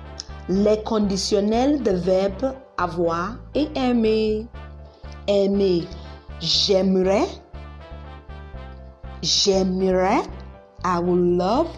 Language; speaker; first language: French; non-native, learner; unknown